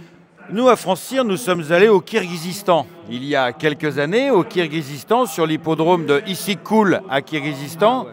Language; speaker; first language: French; native; French